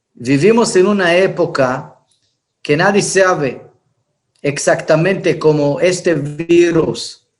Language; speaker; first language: Spanish; non-native, fluent; Hebrew